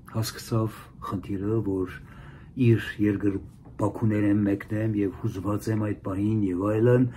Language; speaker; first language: Armenian; early bilingual, heritage; Arabic